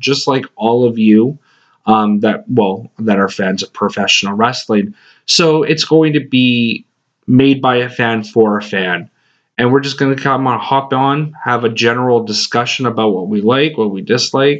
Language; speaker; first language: English; native; English